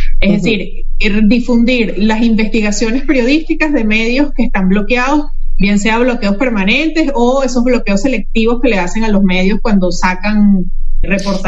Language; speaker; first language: Spanish; native; Spanish